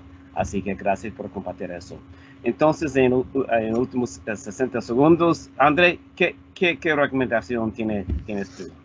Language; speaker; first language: Spanish; non-native, fluent; English